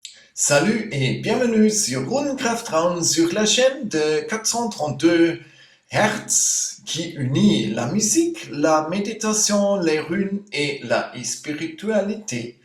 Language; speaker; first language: French; non-native, fluent; German